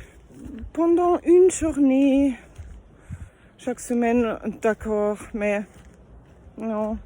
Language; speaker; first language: French; non-native, fluent; German